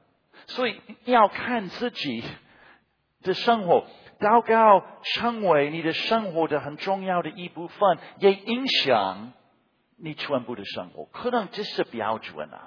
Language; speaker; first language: Chinese; non-native, fluent; English